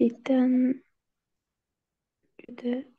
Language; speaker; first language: Arabic; non-native, learner; Uzbek